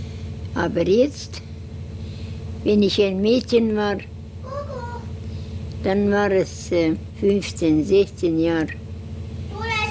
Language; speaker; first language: German; non-native, learner; Estonian